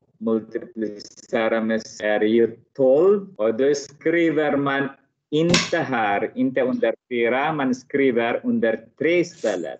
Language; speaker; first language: Swedish; non-native, fluent; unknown